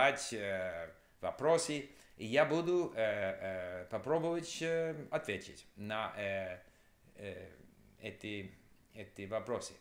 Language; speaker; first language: Russian; non-native, learner; English